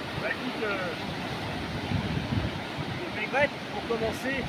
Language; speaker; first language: French; native; French